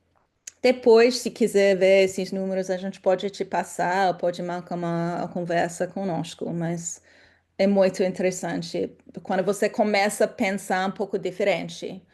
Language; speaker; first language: Portuguese; non-native, fluent; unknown